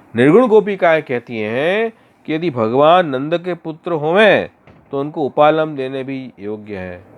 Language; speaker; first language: Hindi; non-native, local second language; Gujarati